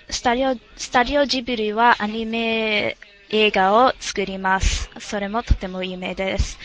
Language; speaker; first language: Japanese; non-native, learner; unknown